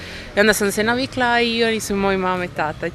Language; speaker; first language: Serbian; non-native, learner; Italian